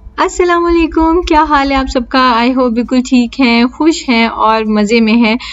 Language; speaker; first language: Urdu; native; Urdu